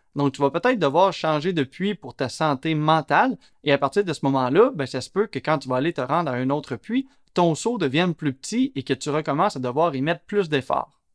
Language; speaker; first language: French; native; French